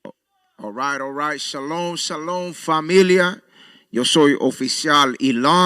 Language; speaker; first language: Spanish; early bilingual, heritage; Spanish